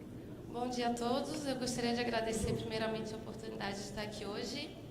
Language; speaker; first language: Portuguese; native; Portuguese